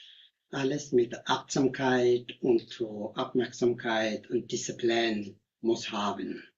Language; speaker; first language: German; non-native, learner; Tibetan